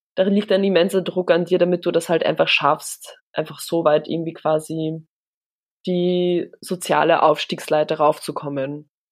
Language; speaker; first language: German; early bilingual, other home language; Polish